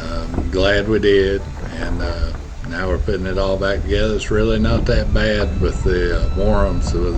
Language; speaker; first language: English; native; English